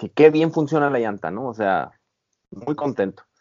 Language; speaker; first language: Spanish; native; Spanish